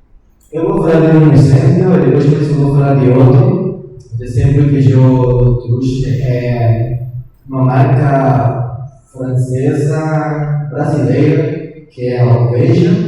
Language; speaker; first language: Portuguese; non-native, learner; Spanish